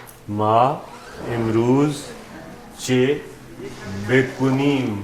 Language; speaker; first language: Persian; non-native, fluent; Urdu